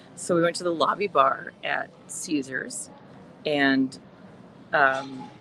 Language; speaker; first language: English; early bilingual, other home language; Norwegian